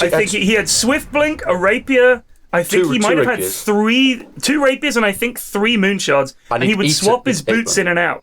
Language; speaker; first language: English; native; English